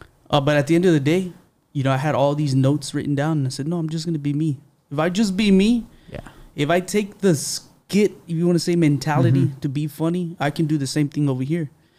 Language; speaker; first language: English; early bilingual, other home language; Spanish